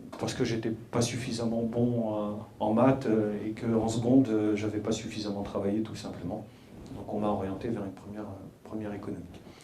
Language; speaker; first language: French; early bilingual, other home language; Arabic